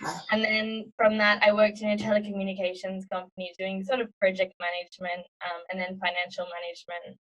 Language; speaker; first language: English; native; English